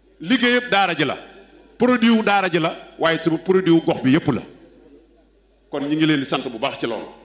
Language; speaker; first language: Wolof; native; Wolof